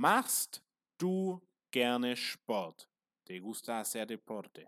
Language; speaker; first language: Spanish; non-native, fluent; German